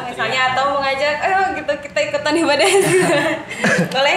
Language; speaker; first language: Indonesian; native; Indonesian